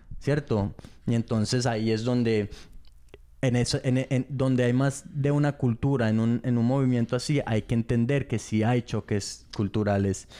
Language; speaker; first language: Spanish; early bilingual, heritage; Spanish